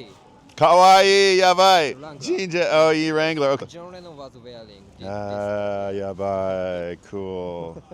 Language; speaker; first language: Japanese; non-native, learner; English